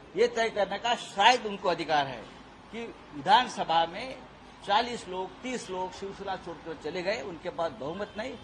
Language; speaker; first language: Hindi; non-native, local second language; Marathi